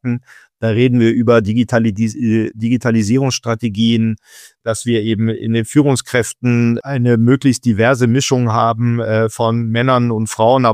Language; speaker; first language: German; native; German